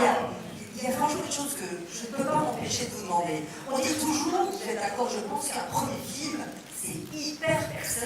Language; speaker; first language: French; native; French